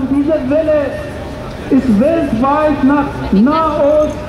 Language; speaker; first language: German; non-native, learner; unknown